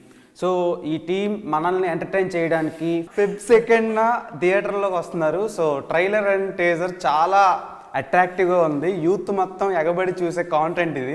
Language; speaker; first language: Telugu; native; Telugu